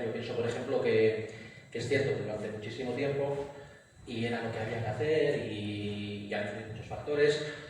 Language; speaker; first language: Spanish; native; Spanish